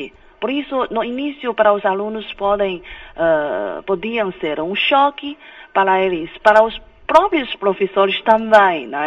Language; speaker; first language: Portuguese; non-native, fluent; Chinese